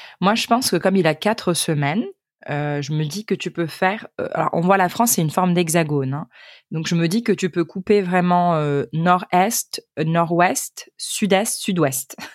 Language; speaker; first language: French; native; French